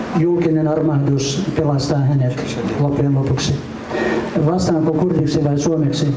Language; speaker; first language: Finnish; non-native, fluent; Central Kurdish